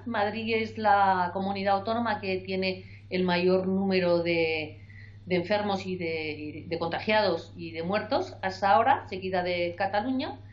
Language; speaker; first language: Spanish; native; Spanish